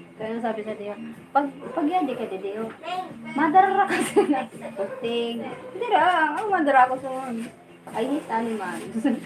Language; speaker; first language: Filipino; non-native, local second language; Bikol